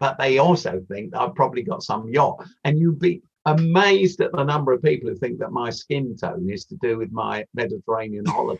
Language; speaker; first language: English; native; English